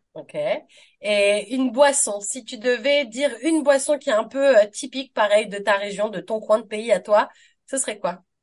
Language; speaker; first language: French; native; French